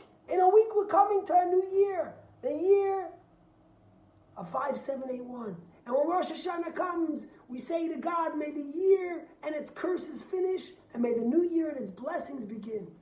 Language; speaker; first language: English; native; English